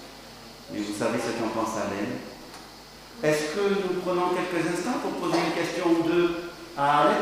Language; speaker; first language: French; native; French